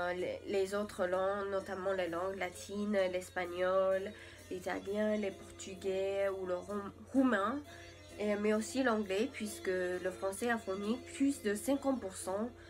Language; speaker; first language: French; non-native, learner; English